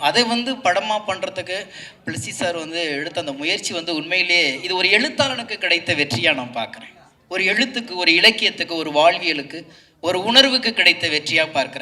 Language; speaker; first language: Tamil; native; Tamil